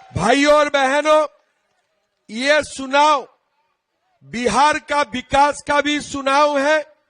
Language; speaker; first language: Hindi; non-native, local second language; Assamese